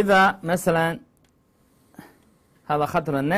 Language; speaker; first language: Arabic; non-native, learner; Chinese